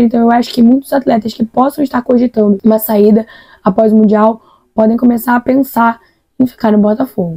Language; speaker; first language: Portuguese; native; Portuguese